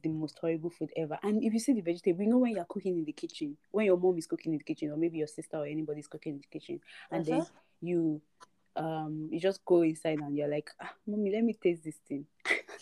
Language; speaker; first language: English; non-native, local second language; Yoruba